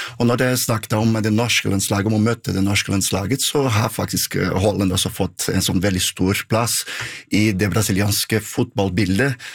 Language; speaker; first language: Norwegian; non-native, fluent; Portuguese